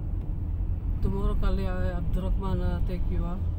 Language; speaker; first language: English; non-native, learner; Filipino